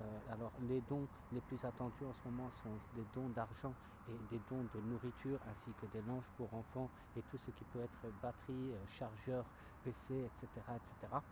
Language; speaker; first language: French; native; French